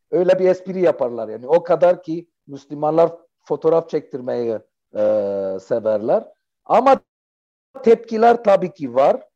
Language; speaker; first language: Turkish; non-native, fluent; Arabic